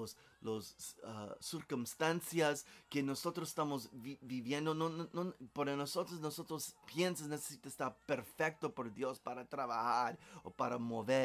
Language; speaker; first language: Spanish; non-native, learner; English